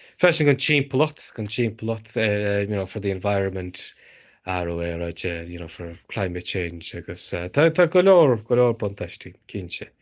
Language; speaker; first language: Irish; native; Irish